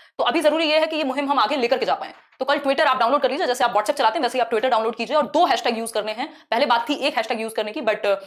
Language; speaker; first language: Hindi; native; Hindi